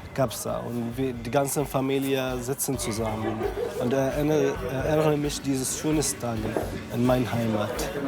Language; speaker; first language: German; non-native, learner; Arabic